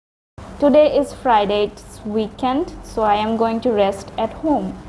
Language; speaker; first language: English; non-native, local second language; Bangla